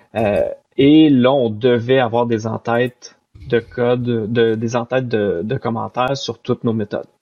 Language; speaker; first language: French; native; French